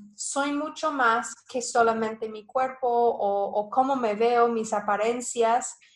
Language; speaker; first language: Spanish; non-native, fluent; English